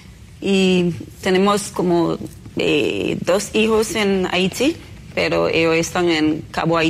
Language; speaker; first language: Spanish; non-native, fluent; Haitian Creole